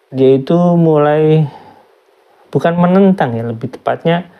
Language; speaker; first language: Indonesian; native; Indonesian